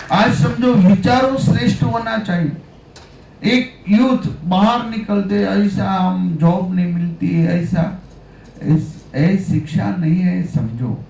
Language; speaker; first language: Hindi; non-native, local second language; Gujarati